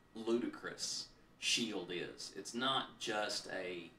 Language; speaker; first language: English; native; English